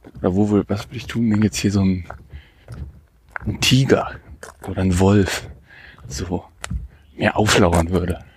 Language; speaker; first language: German; native; German